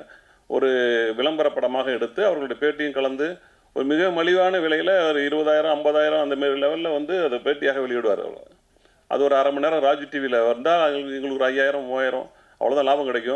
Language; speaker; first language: Tamil; native; Tamil